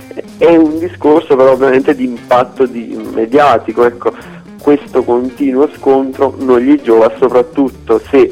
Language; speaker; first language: Italian; native; Italian